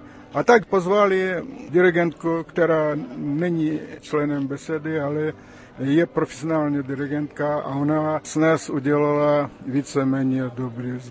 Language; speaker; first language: Czech; early bilingual, heritage; Czech